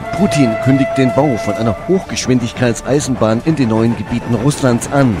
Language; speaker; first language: German; native; German